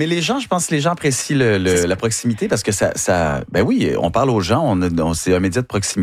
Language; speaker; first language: French; native; French